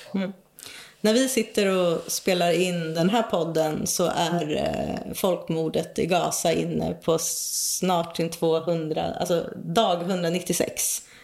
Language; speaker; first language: Swedish; native; Swedish